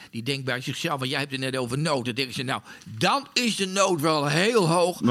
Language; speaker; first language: Dutch; native; Dutch